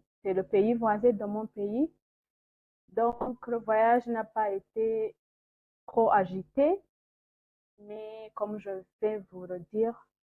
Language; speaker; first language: French; non-native, local second language; Kinyarwanda